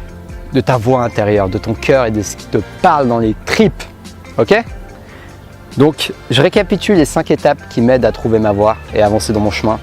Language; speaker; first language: French; native; French